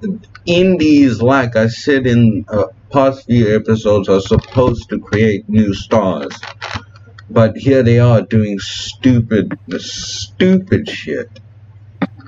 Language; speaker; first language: English; native; English